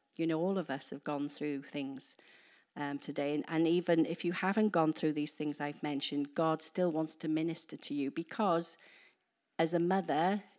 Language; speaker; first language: English; native; English